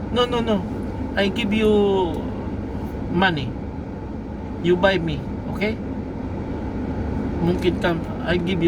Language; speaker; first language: English; non-native, local second language; Arabic